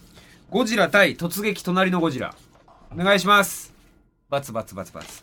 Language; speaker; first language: Japanese; native; Japanese